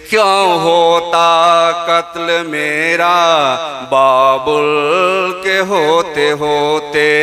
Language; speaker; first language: Hindi; native; Hindi